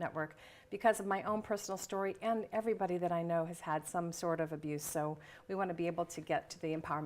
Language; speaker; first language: English; native; English